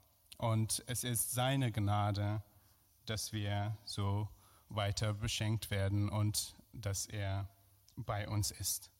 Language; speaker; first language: German; non-native, fluent; Persian